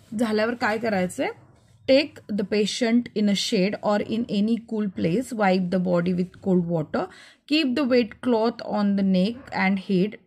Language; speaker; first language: English; non-native, local second language; Marathi